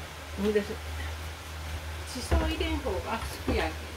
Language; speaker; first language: Japanese; native; Japanese